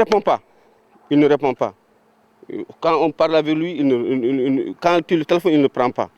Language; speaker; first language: French; non-native, local second language; Fula